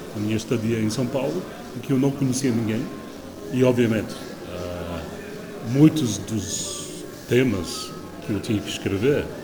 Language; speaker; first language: Portuguese; non-native, fluent; English